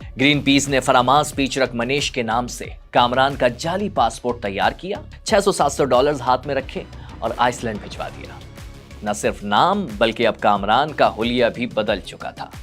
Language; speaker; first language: Urdu; native; Urdu